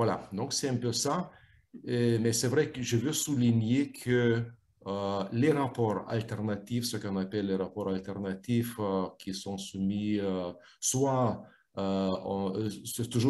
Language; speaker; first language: French; non-native, fluent; Lithuanian